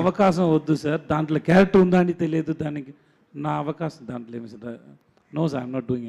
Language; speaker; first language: Telugu; non-native, local second language; Tamil